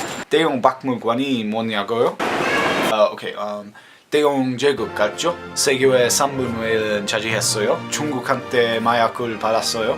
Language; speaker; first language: Korean; non-native, learner; English